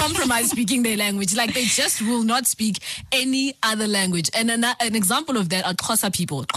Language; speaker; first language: English; non-native, local second language; Zulu